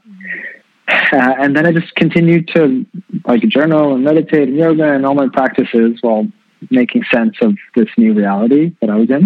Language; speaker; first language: English; native; English